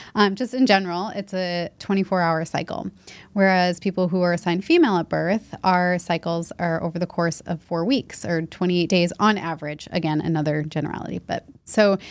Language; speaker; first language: English; native; English